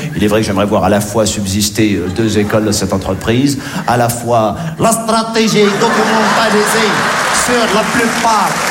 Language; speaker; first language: French; native; French